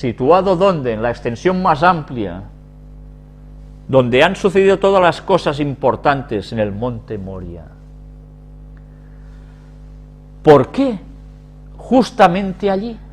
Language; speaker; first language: Spanish; native; Spanish